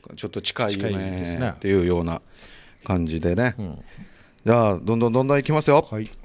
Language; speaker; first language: Japanese; native; Japanese